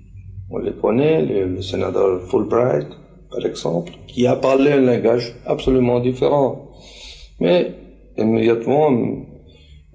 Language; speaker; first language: French; non-native, fluent; Spanish